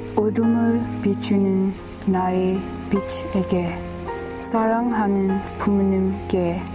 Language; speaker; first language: Korean; non-native, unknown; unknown